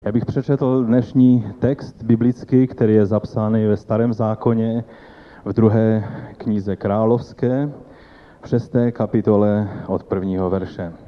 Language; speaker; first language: Czech; non-native, local second language; Polish